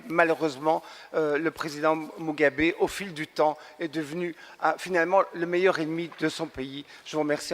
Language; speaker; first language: French; native; French